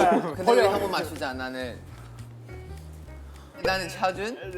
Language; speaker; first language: Korean; non-native, fluent; Chinese